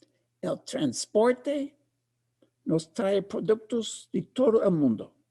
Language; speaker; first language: Spanish; non-native, fluent; English